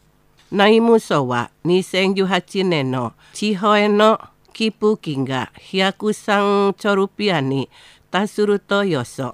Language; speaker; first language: Japanese; non-native, fluent; Indonesian